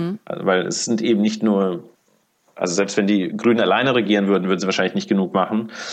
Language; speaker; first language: German; early bilingual, other home language; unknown